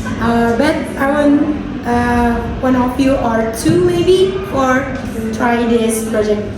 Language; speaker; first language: English; non-native, learner; Indonesian